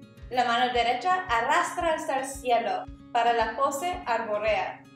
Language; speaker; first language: Spanish; non-native, learner; English